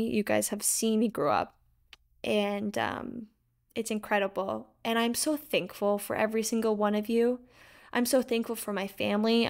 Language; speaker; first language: English; native; English